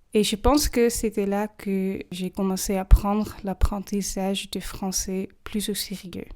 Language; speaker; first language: French; non-native, fluent; English